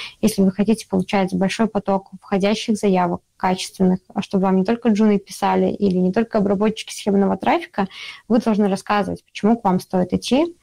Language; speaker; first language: Russian; native; Russian